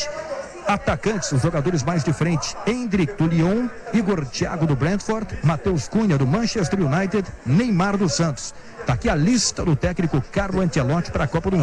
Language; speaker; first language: Portuguese; native; Portuguese